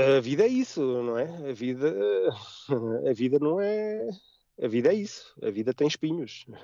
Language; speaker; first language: Portuguese; native; Portuguese